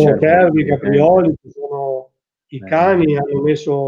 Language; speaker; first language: Italian; native; Italian